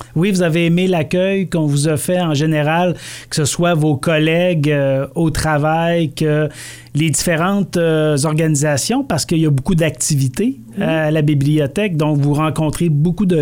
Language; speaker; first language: French; native; French